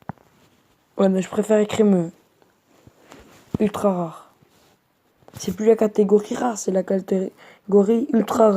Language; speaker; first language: French; native; French